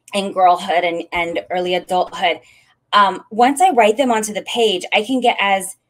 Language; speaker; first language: English; native; English